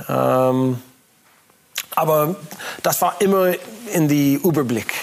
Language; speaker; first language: German; non-native, learner; English